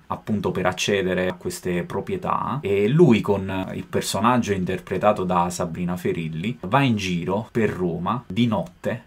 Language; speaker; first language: Italian; native; Italian